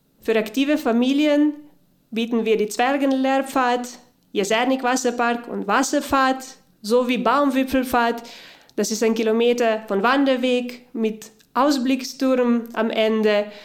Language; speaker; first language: German; non-native, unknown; Slovenian